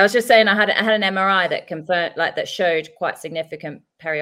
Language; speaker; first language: English; native; English